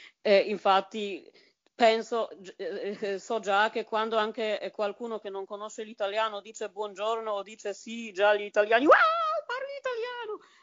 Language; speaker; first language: Italian; non-native, fluent; Polish